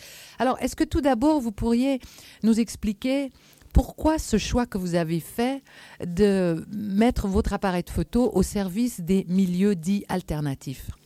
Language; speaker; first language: French; native; French